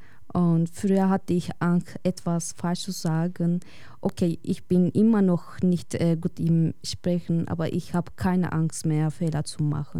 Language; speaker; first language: German; non-native, fluent; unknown